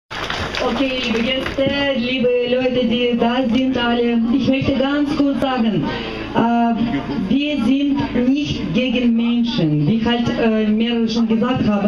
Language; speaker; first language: German; non-native, fluent; Russian